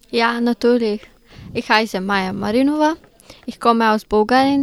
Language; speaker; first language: German; non-native, learner; Bulgarian